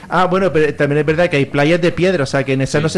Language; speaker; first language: Spanish; native; Spanish